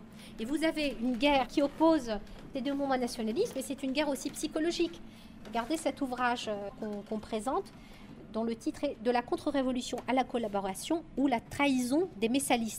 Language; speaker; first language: French; native; French